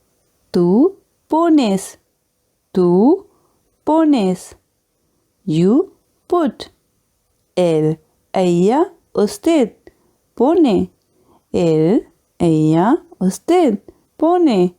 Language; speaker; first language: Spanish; non-native, fluent; Hindi